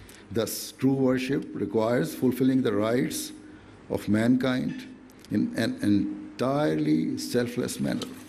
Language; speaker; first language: English; non-native, local second language; Urdu